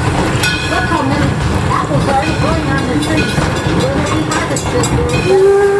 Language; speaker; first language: English; native; English